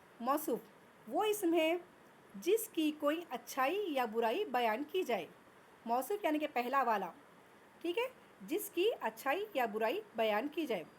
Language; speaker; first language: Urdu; native; Urdu